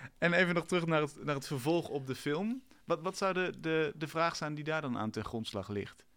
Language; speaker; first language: Dutch; native; Dutch